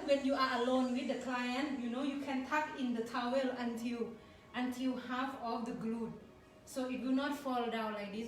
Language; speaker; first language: English; non-native, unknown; Thai